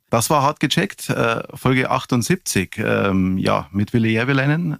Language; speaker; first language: German; native; German